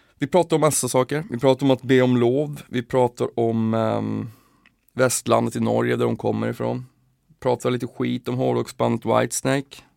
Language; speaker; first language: Swedish; native; Swedish